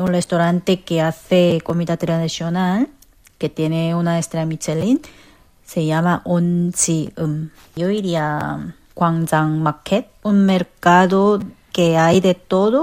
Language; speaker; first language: Spanish; non-native, learner; Korean